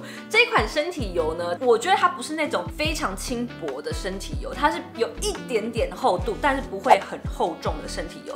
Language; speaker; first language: Chinese; native; Chinese